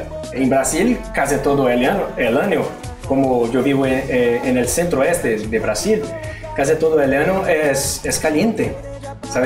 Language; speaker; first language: Spanish; non-native, learner; Portuguese